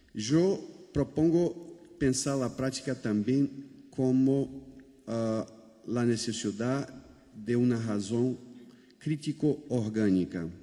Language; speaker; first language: Spanish; non-native, fluent; Portuguese